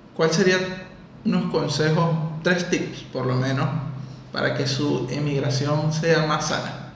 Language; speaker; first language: Spanish; native; Spanish